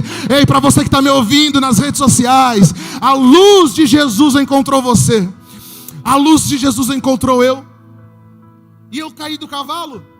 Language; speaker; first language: Portuguese; native; Portuguese